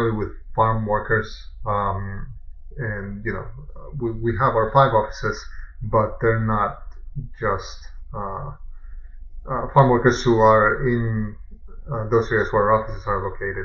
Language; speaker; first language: English; native; English